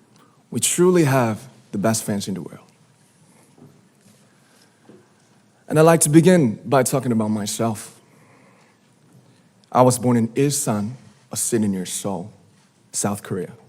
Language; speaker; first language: English; non-native, fluent; Korean